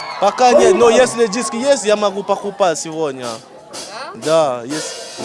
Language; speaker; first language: Russian; non-native, learner; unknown